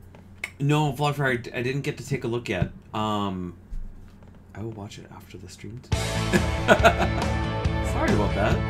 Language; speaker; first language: English; native; English